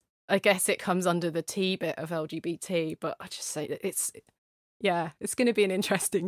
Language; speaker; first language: English; native; English